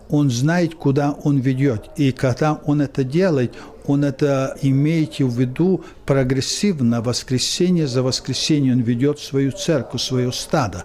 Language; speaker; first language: Russian; early bilingual, heritage; Russian